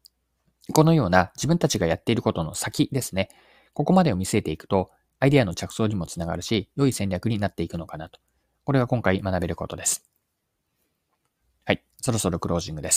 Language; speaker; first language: Japanese; native; Japanese